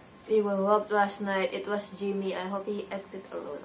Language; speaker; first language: English; non-native, fluent; Indonesian